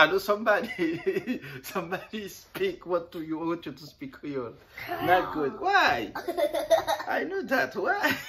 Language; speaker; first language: English; non-native, learner; Haitian Creole